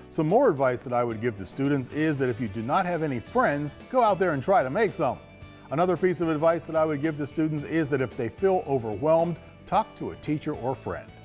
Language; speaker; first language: English; native; English